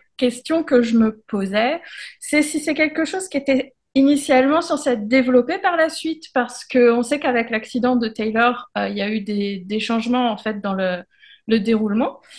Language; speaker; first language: French; native; French